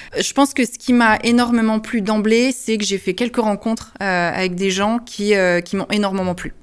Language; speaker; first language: French; early bilingual, heritage; French